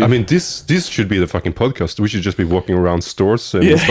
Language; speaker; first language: English; non-native, fluent; Norwegian